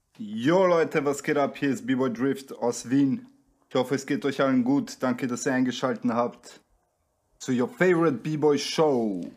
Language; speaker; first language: German; native; German